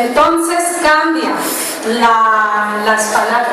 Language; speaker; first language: Spanish; non-native, learner; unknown